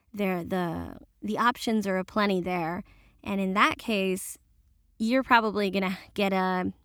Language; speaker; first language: English; early bilingual, other home language; Spanish